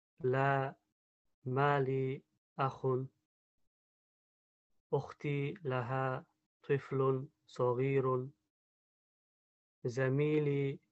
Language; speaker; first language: Arabic; non-native, learner; English